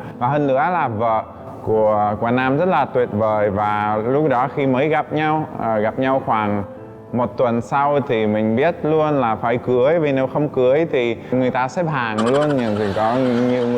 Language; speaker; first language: Vietnamese; non-native, fluent; Czech